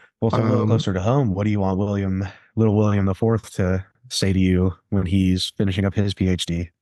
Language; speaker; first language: English; native; English